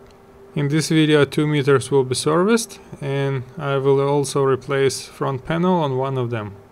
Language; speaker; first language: English; non-native, fluent; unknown